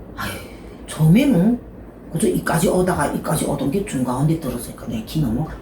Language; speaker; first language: Korean; native; Korean